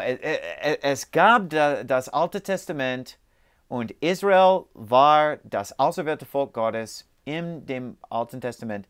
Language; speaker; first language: German; non-native, fluent; English